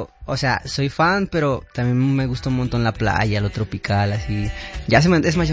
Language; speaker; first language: Spanish; native; Spanish